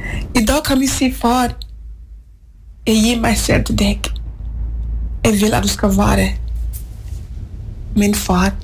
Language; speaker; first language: Swedish; non-native, learner; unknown